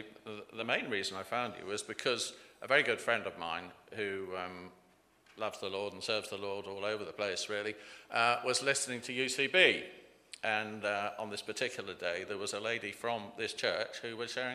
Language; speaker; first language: English; native; English